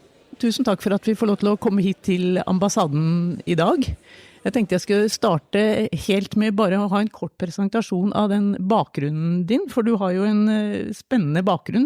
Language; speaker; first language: Norwegian; native; Norwegian